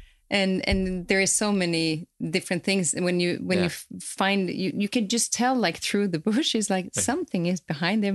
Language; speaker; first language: English; non-native, fluent; Swedish